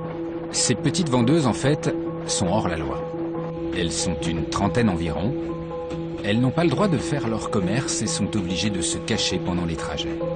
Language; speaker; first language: French; native; French